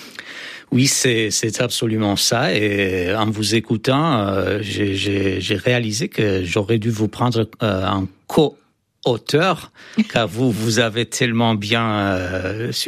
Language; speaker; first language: French; non-native, fluent; Romanian